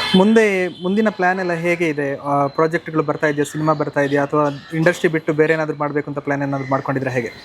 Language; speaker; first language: Kannada; native; Kannada